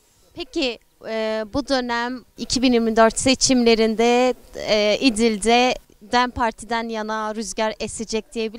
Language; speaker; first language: Turkish; native; Turkish